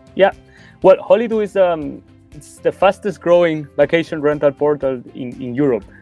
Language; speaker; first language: English; non-native, fluent; Spanish